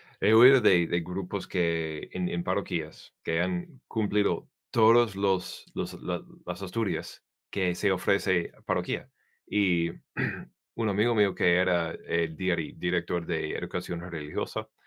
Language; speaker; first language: Spanish; non-native, learner; English